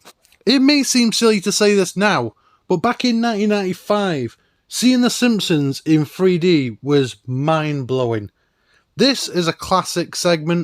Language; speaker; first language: English; native; English